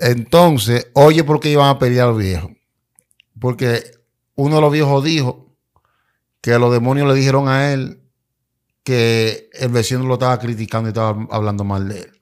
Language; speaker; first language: Spanish; native; Spanish